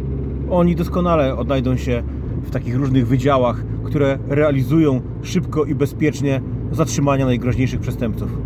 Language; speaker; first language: Polish; native; Polish